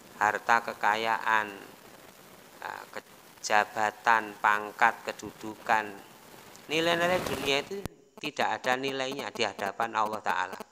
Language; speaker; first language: Indonesian; non-native, local second language; Javanese